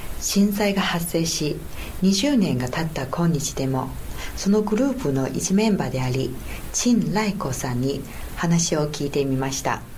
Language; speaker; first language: Japanese; non-native, fluent; Chinese